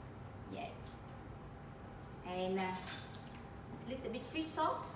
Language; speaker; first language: English; non-native, learner; Vietnamese